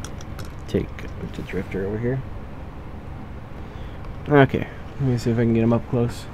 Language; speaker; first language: English; native; English